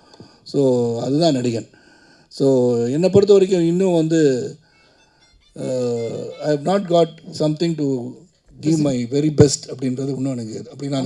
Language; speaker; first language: Tamil; native; Tamil